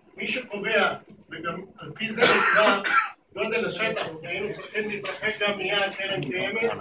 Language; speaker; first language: Hebrew; native; Hebrew